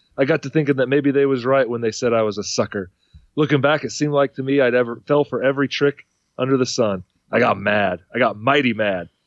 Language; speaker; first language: English; native; English